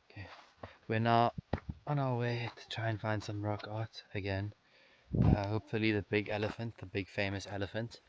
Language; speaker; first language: English; native; English